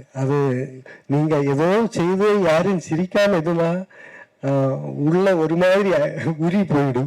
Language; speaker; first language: Tamil; non-native, learner; Malayalam